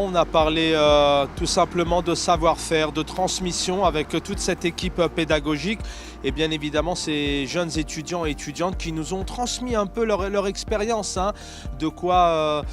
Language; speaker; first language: French; native; French